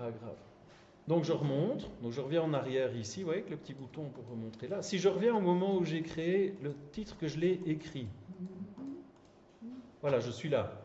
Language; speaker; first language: French; native; French